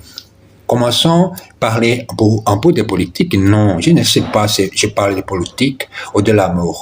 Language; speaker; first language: French; non-native, learner; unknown